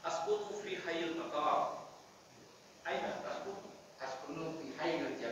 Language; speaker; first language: Arabic; non-native, learner; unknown